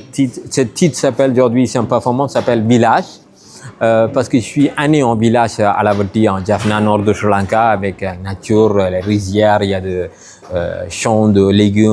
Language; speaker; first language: French; non-native, learner; Tamil